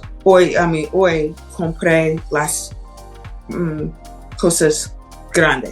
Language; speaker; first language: Spanish; non-native, learner; English